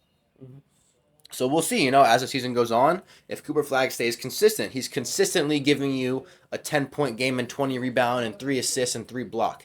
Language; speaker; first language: English; native; English